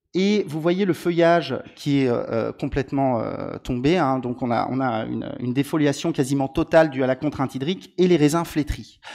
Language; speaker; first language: Italian; non-native, learner; French